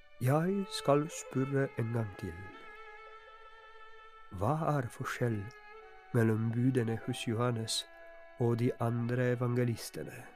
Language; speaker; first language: Norwegian; non-native, fluent; Polish